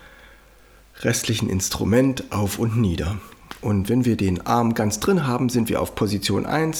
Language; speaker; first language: German; native; German